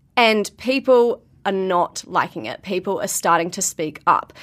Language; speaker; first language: English; native; English